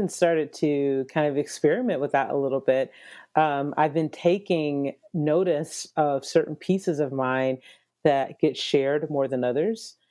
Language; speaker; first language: English; native; English